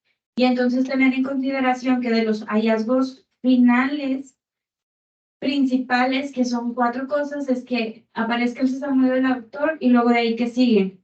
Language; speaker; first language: Spanish; native; Spanish